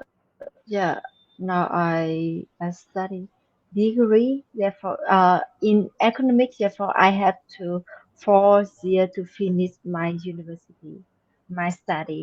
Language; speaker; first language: English; non-native, learner; Vietnamese